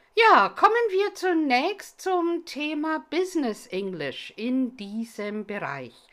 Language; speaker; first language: German; non-native, fluent; English